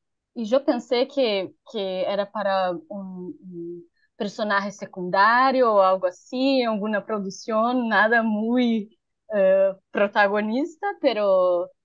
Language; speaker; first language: Spanish; non-native, learner; Portuguese